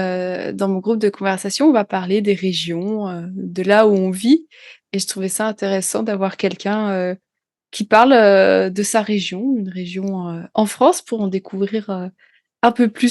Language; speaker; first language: French; native; French